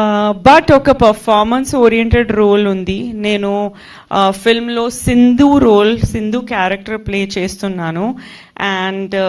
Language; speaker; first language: Telugu; non-native, fluent; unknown